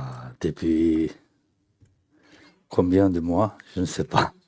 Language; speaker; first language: French; non-native, fluent; Tibetan